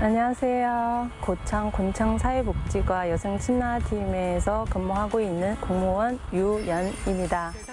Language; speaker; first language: Korean; non-native, fluent; Chinese